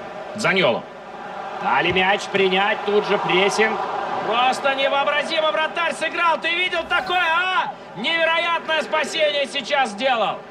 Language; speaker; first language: Russian; native; Russian